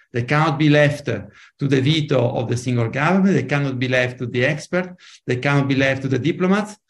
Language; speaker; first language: English; non-native, fluent; Italian